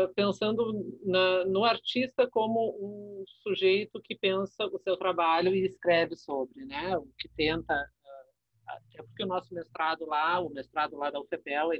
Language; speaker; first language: Portuguese; native; Portuguese